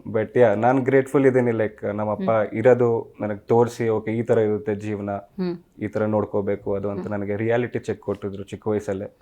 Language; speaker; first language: Kannada; non-native, fluent; Odia